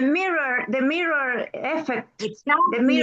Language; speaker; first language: English; non-native, learner; Spanish